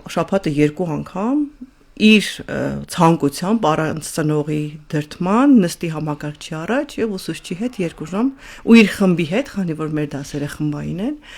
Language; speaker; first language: Armenian; native; Armenian